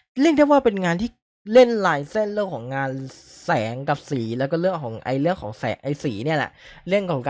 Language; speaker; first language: Thai; native; Thai